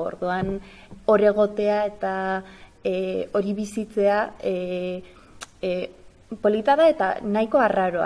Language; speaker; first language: Basque; non-native, local second language; Spanish